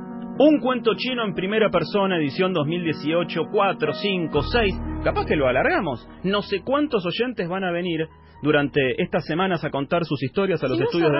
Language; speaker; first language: Spanish; native; Spanish